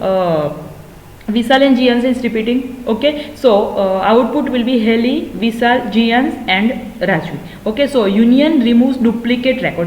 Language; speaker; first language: English; non-native, local second language; Gujarati